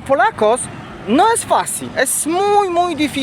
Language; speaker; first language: Spanish; non-native, learner; Polish